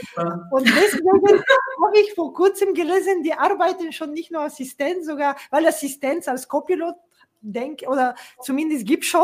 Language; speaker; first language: German; non-native, fluent; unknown